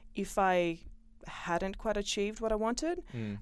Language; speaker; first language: English; early bilingual, other home language; Bosnian